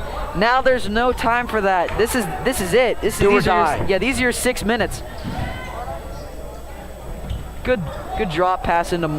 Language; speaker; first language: English; native; English